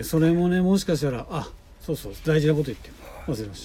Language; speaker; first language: Japanese; native; Japanese